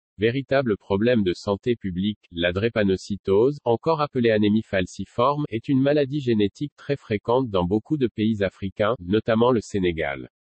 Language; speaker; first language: French; non-native, local second language; Wolof